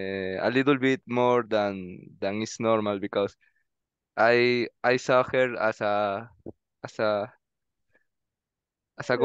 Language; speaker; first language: English; non-native, learner; Spanish